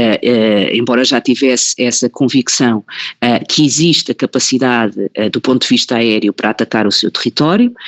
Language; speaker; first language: Portuguese; native; Portuguese